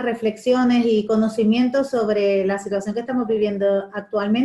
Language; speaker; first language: Spanish; native; Spanish